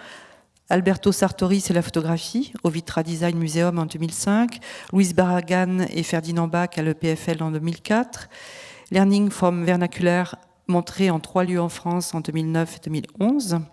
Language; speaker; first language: French; native; French